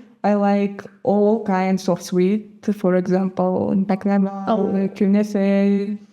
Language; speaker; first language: English; non-native, fluent; Gagauz